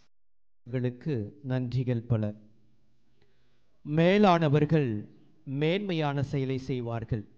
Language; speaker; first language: Tamil; native; Tamil